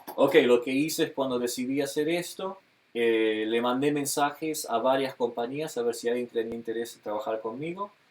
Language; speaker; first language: Spanish; early bilingual, heritage; Spanish